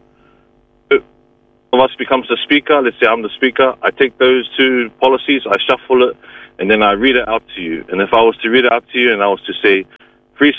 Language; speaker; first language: English; native; English